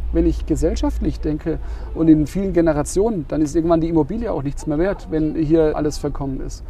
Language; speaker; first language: German; native; German